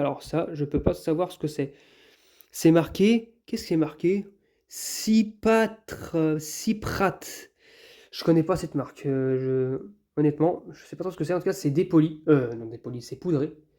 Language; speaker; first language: French; native; French